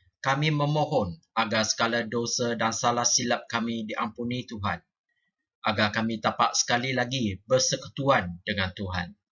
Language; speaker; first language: Malay; non-native, local second language; Chinese